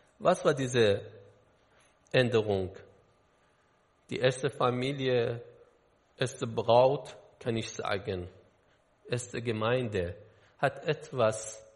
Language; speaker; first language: German; non-native, learner; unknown